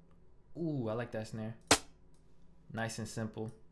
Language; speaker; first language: English; native; English